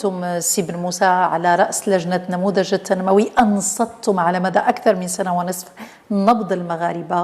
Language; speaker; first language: Arabic; native; Arabic